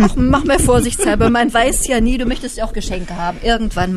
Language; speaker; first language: German; native; German